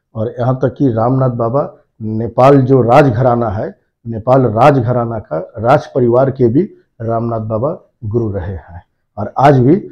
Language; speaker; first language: Hindi; non-native, local second language; Bangla